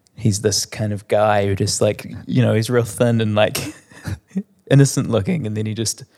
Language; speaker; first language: English; native; English